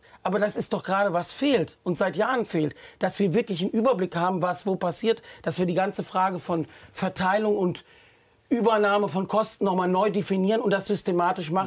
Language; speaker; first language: German; native; German